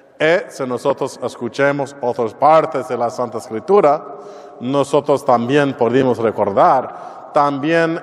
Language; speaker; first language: Spanish; non-native, learner; English